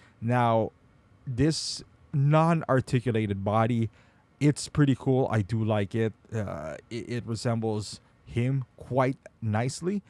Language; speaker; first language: English; native; English